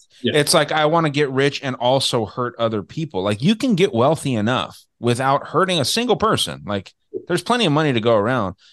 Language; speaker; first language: English; native; English